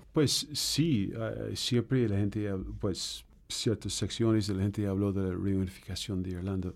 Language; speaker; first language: Spanish; non-native, fluent; English